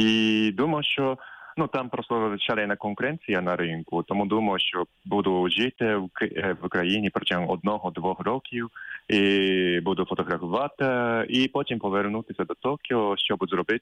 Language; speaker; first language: Ukrainian; non-native, fluent; Japanese